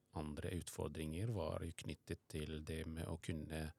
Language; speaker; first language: Norwegian; non-native, fluent; Arabic